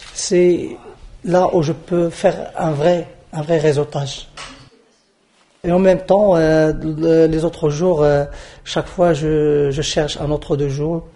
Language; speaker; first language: French; non-native, local second language; Arabic